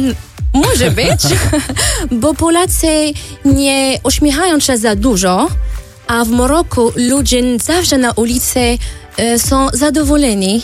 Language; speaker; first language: Polish; non-native, learner; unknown